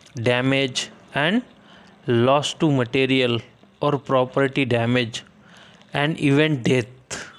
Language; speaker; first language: Hindi; native; Hindi